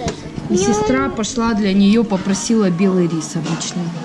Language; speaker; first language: Russian; native; Russian